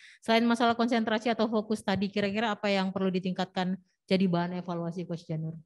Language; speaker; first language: Indonesian; native; Indonesian